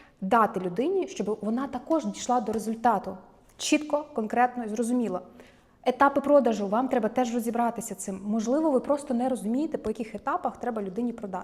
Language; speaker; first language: Ukrainian; native; Ukrainian